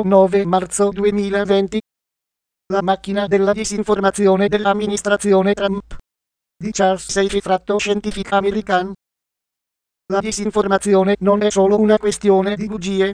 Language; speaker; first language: Italian; native; Italian